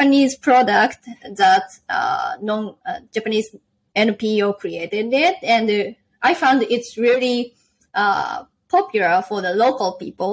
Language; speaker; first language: English; non-native, learner; Japanese